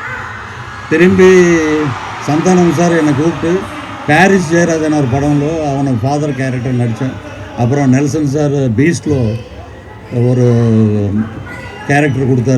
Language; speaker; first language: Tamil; non-native, local second language; Telugu